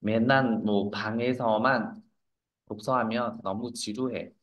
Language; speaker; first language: Korean; non-native, fluent; Vietnamese